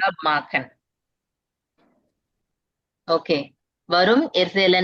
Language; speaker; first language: German; non-native, fluent; Tamil